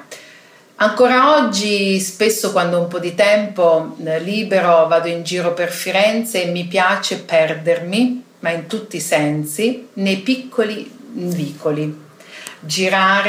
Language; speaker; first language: Italian; native; Italian